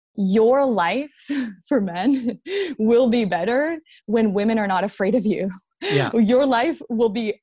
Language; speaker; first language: English; native; English